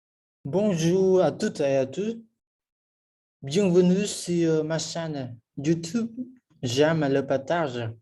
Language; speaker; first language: French; non-native, fluent; Khmer